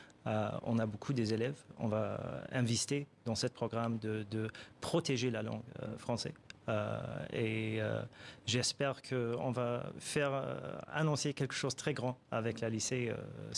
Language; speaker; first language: French; non-native, fluent; Arabic